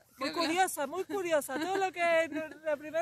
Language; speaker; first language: Spanish; native; Spanish